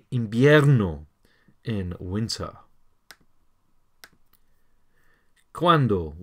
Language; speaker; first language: Spanish; non-native, learner; English